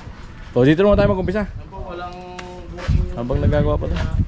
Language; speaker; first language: Filipino; native; Filipino